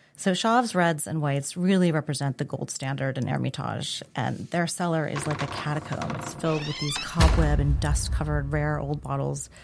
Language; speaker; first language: English; native; English